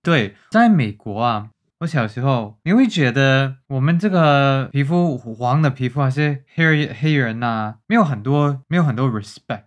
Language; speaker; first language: Chinese; early bilingual, heritage; Chinese